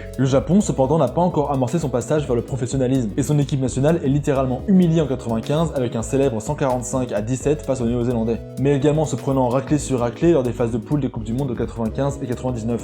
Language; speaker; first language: French; native; French